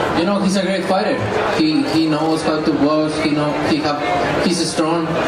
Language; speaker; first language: English; non-native, learner; Spanish